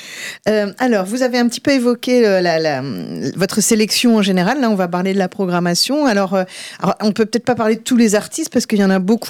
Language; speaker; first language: French; native; French